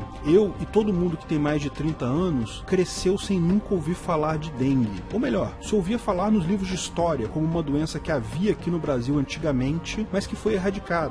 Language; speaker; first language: Portuguese; native; Portuguese